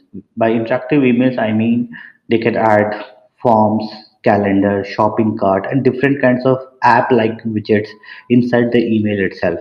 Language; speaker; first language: English; non-native, local second language; Hindi